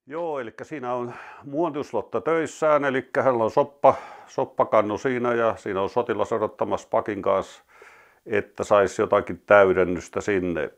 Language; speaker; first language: Finnish; native; Finnish